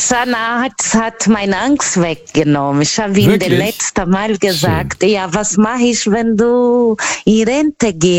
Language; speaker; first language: German; non-native, learner; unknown